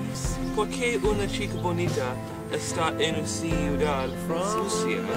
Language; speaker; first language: Spanish; non-native, learner; English